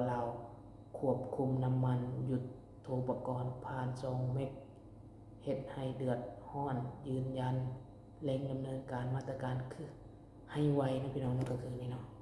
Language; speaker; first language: Thai; non-native, local second language; Lao